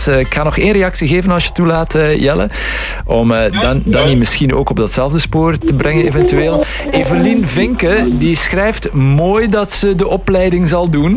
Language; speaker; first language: Dutch; native; Dutch